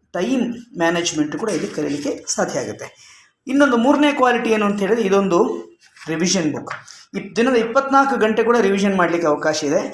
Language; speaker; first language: Kannada; native; Kannada